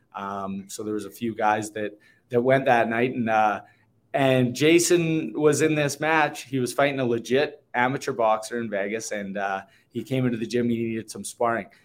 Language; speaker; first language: English; native; English